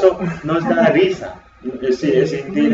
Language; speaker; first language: Spanish; non-native, fluent; Korean